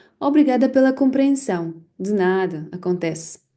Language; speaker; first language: Portuguese; non-native, learner; Ukrainian